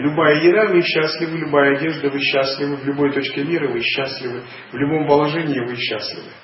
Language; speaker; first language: Russian; native; Russian